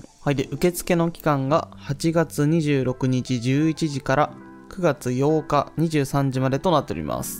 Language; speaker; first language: Japanese; native; Japanese